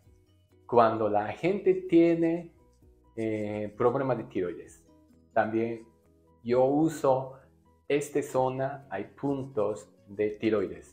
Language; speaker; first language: Spanish; non-native, learner; Japanese